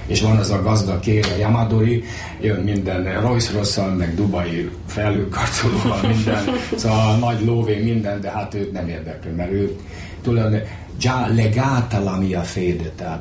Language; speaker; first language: Hungarian; native; Hungarian